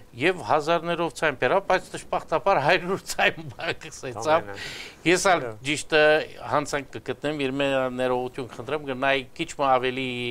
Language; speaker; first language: Armenian; early bilingual, heritage; Armenian